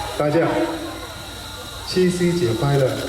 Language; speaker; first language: Chinese; non-native, learner; Thai